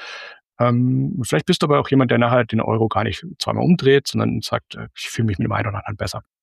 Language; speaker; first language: German; native; German